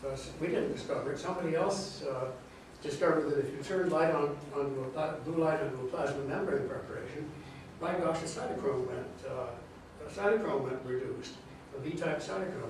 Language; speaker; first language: English; native; English